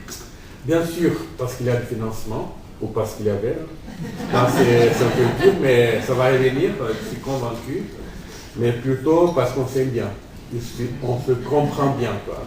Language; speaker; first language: French; non-native, fluent; Portuguese